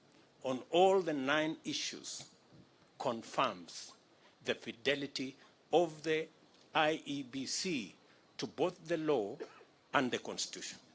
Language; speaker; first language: English; non-native, local second language; Kalenjin